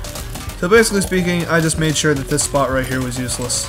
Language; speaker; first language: English; native; English